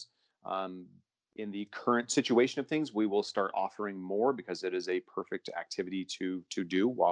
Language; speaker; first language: English; native; English